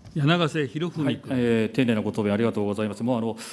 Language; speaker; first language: Japanese; native; Japanese